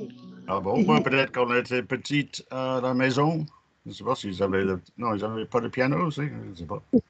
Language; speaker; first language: French; non-native, fluent; English